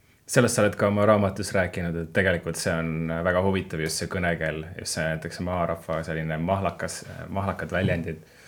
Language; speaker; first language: Estonian; native; Estonian